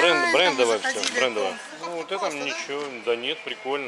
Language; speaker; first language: Russian; native; Russian